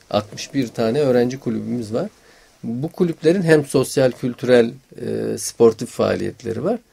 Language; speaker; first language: Turkish; native; Turkish